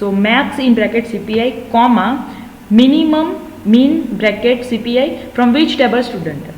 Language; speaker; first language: English; non-native, local second language; Gujarati